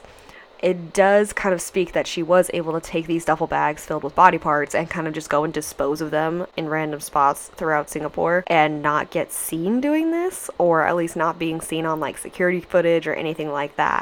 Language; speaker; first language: English; native; English